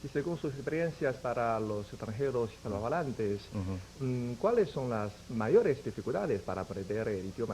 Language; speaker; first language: Spanish; non-native, fluent; Chinese